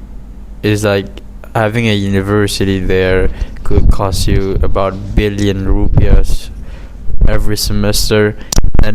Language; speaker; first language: English; non-native, fluent; Indonesian